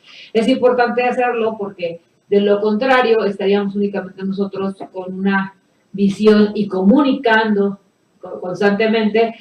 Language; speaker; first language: Spanish; native; Spanish